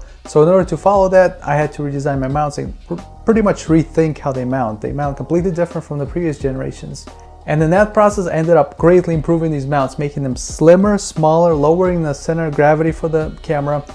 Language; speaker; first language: English; native; English